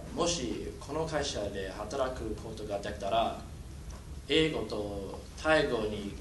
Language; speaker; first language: Japanese; non-native, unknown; Thai